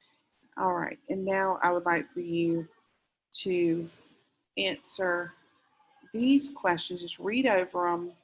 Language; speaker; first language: English; native; English